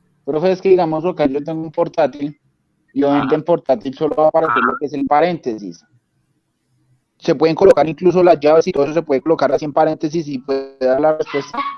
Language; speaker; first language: Spanish; native; Spanish